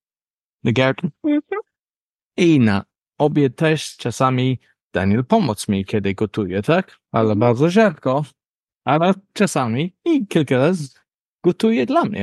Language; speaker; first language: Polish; non-native, learner; English